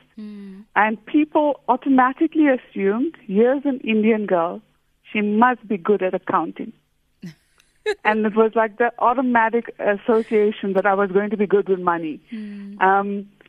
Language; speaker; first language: English; native; English